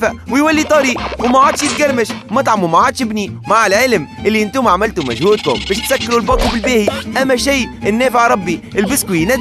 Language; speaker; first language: Arabic; native; Arabic